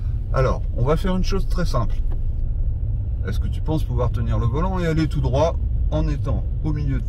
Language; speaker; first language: French; native; French